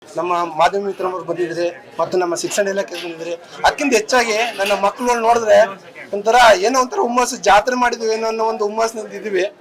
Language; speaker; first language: Kannada; native; Kannada